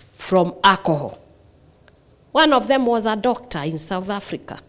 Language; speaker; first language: English; non-native, local second language; Swahili